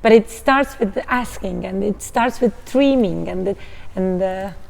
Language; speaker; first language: English; non-native, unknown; Estonian